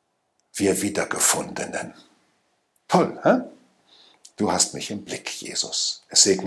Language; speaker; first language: German; native; German